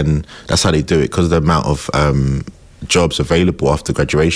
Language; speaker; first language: English; native; English